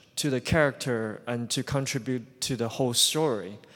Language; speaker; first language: English; non-native, fluent; Chinese